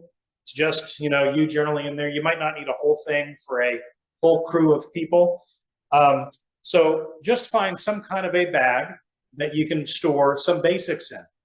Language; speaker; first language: English; native; English